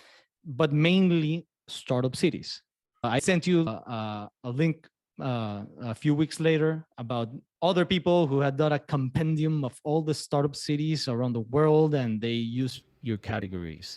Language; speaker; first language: English; non-native, fluent; Spanish